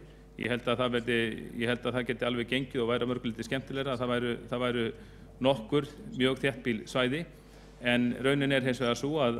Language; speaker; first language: Icelandic; native; Icelandic